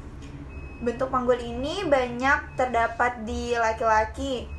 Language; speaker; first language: Indonesian; native; Indonesian